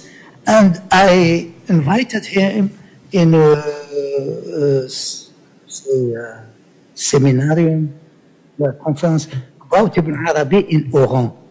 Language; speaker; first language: English; non-native, learner; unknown